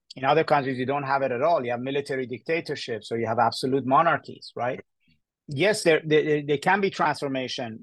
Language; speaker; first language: English; early bilingual, other home language; Persian